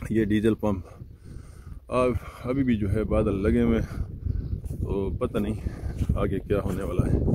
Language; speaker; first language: Urdu; non-native, local second language; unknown